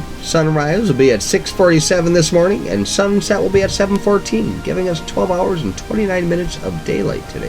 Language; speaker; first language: English; native; English